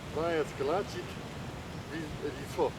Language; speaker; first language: Russian; non-native, learner; Chinese